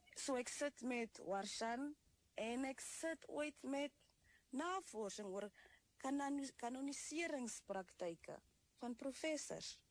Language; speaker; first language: Afrikaans; native; Afrikaans